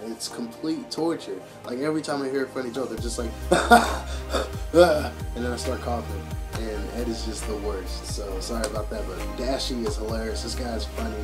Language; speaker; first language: English; native; English